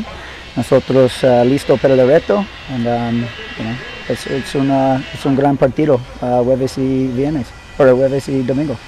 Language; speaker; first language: Spanish; non-native, learner; English